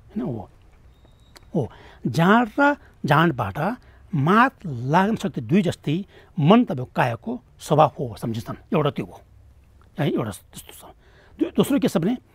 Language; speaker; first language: Nepali; non-native, local second language; Tibetan